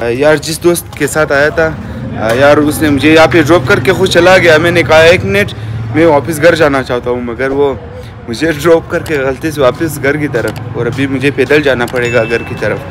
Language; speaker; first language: Urdu; non-native, local second language; Hazaragi